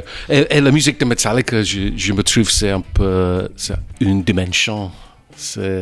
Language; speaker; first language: French; non-native, fluent; English